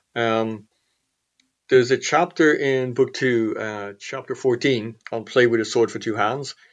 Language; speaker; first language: English; native; English